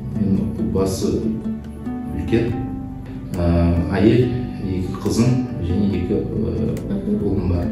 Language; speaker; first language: Kazakh; non-native, learner; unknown